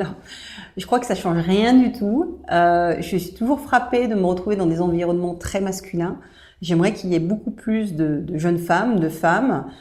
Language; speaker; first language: French; native; French